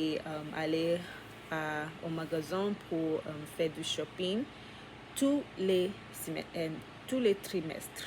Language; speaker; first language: French; non-native, learner; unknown